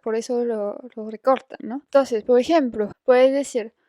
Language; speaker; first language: Spanish; non-native, fluent; French